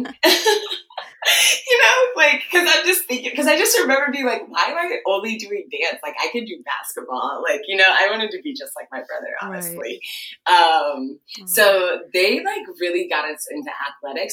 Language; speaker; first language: English; early bilingual, other home language; Akan